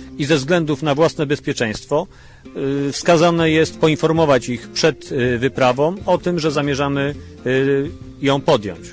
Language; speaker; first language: Polish; native; Polish